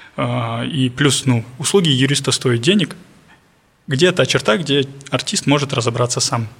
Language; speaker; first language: Russian; non-native, local second language; Kazakh